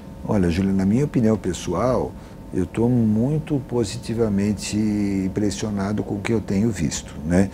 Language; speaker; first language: Portuguese; native; Portuguese